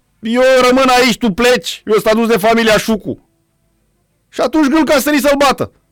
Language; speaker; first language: Romanian; native; Romanian